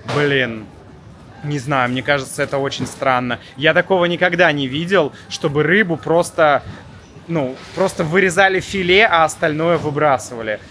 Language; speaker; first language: Russian; native; Russian